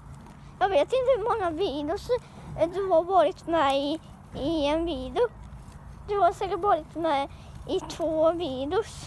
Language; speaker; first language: Swedish; non-native, learner; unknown